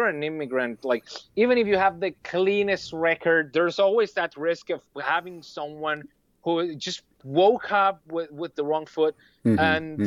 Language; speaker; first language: English; non-native, fluent; Spanish